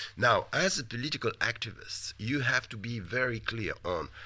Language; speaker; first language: English; non-native, fluent; French